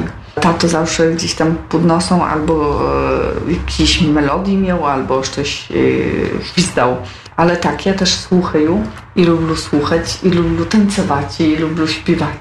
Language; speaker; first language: Polish; non-native, local second language; Belarusian